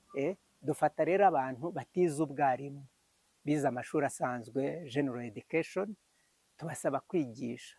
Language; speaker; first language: Kinyarwanda; early bilingual, heritage; Kinyarwanda